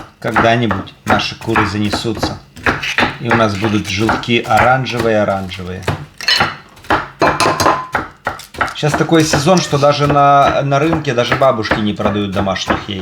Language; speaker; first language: Russian; native; Russian